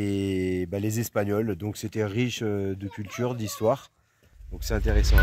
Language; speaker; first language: French; native; French